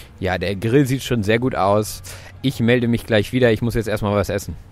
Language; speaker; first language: German; native; German